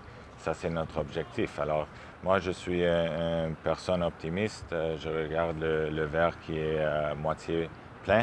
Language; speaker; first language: French; non-native, local second language; English